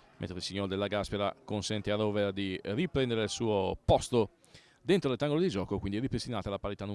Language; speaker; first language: Italian; native; Italian